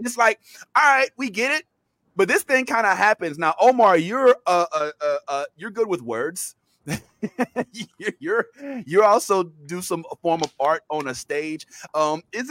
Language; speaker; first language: English; native; English